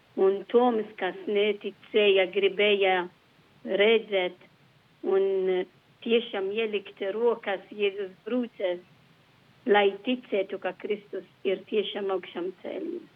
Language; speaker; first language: Latvian; non-native, learner; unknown